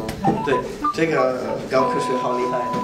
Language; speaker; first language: Chinese; non-native, learner; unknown